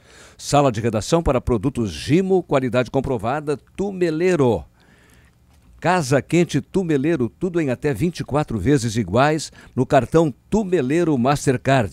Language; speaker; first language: Portuguese; native; Portuguese